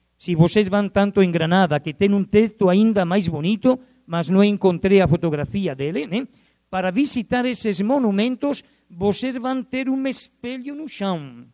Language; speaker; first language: Portuguese; non-native, fluent; Spanish